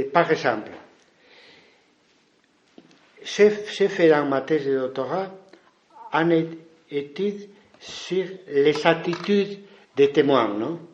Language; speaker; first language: French; non-native, fluent; Spanish